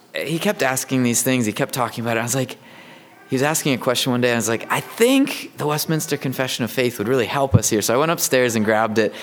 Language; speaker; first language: English; native; English